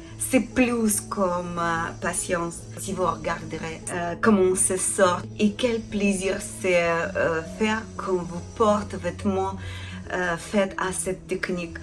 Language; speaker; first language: French; non-native, learner; Ukrainian